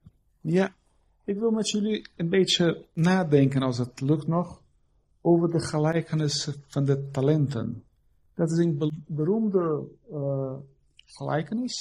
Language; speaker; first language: Dutch; non-native, fluent; Portuguese